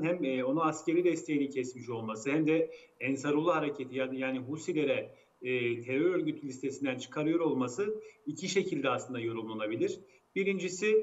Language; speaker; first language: Turkish; native; Turkish